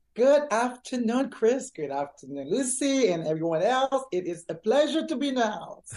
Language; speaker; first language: English; early bilingual, other home language; Haitian Creole